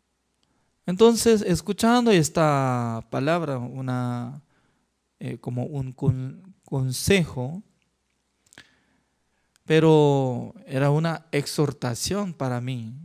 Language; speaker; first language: Spanish; non-native, learner; Korean